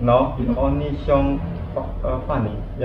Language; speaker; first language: Polish; non-native, learner; Balinese